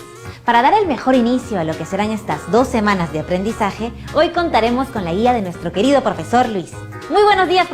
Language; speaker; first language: Spanish; native; Spanish